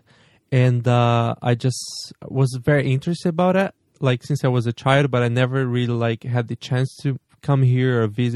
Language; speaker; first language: English; non-native, fluent; Portuguese